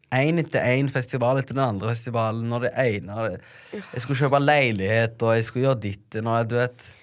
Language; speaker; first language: Norwegian; early bilingual, other home language; Tigrinya